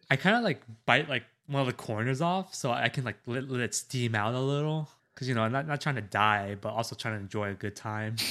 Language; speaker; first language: English; native; English